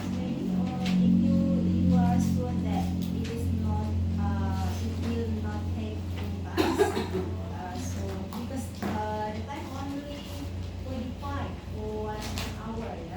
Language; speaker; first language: English; non-native, fluent; Indonesian